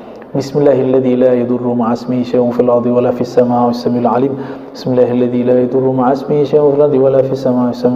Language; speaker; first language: Indonesian; native; Indonesian